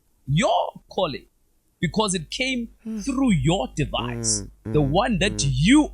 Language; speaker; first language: English; non-native, local second language; Zulu